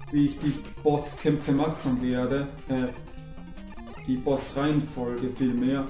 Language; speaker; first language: German; native; German